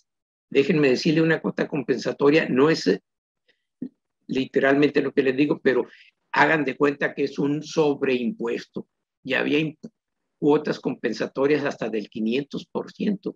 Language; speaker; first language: Spanish; native; Spanish